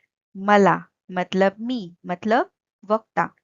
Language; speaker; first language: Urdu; non-native, local second language; Marathi